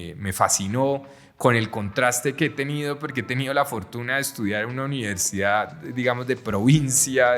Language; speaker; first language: Spanish; native; Spanish